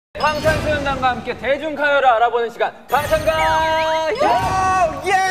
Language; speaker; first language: Korean; native; Korean